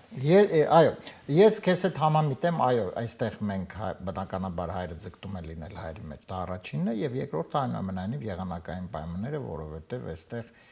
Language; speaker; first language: Armenian; native; Armenian